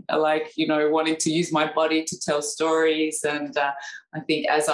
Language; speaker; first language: English; native; English